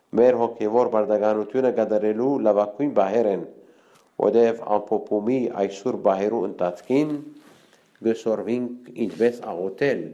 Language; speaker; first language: Armenian; early bilingual, heritage; Armenian